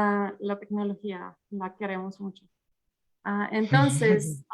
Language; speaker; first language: Spanish; early bilingual, heritage; English